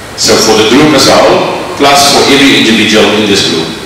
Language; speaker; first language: English; non-native, local second language; Afrikaans